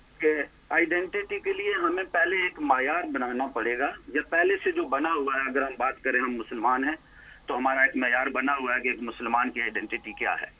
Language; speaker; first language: Urdu; native; Urdu